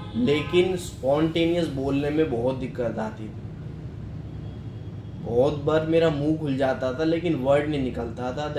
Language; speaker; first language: Hindi; native; Hindi